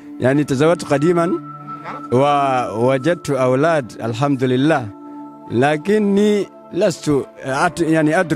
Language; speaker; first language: Arabic; non-native, fluent; Fula